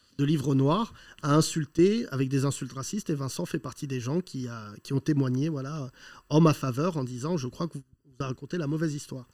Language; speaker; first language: French; native; French